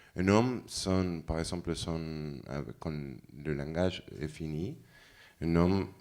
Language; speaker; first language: French; non-native, fluent; Spanish